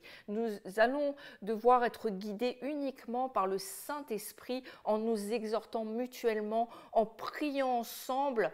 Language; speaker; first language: French; native; French